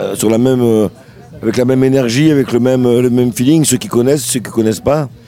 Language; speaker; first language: French; native; French